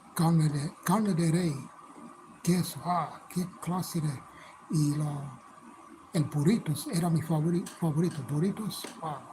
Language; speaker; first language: Spanish; non-native, fluent; English